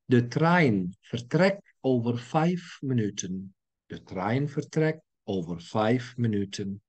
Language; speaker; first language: Dutch; non-native, fluent; Turkish